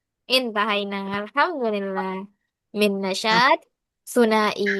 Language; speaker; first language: Arabic; non-native, fluent; Indonesian